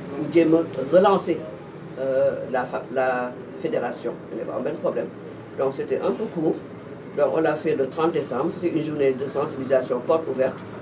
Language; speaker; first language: Wolof; native; Wolof